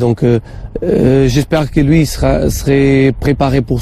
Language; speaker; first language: French; non-native, fluent; Portuguese